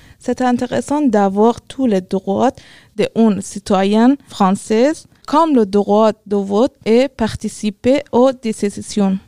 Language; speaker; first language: French; non-native, learner; Persian